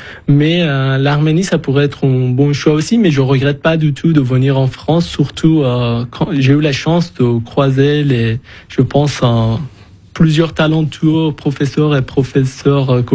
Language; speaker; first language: French; non-native, fluent; Persian